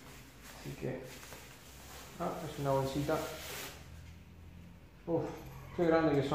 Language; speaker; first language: Spanish; native; Spanish